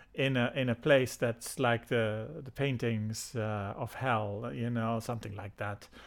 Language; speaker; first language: English; non-native, fluent; Dutch